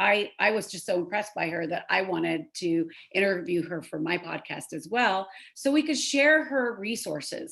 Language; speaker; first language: English; native; English